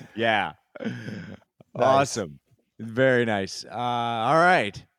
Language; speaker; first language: English; native; English